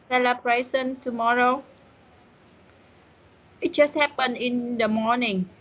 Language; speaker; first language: English; non-native, learner; Vietnamese